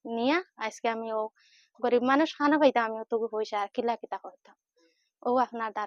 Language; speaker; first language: Bangla; native; Bangla